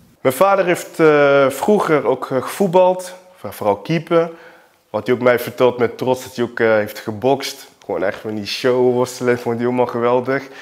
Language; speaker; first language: Dutch; early bilingual, other home language; Portuguese